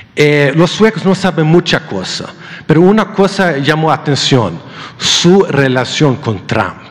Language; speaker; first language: Spanish; non-native, learner; Swedish